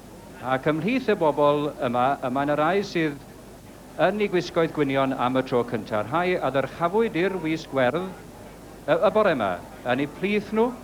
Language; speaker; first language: Welsh; native; Welsh